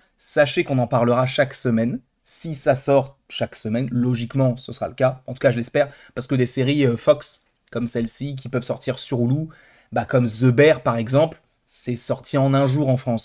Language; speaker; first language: French; native; French